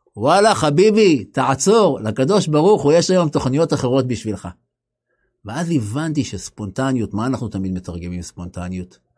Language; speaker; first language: Hebrew; native; Hebrew